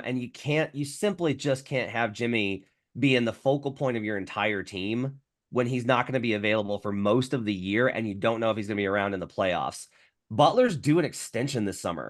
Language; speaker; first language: English; native; English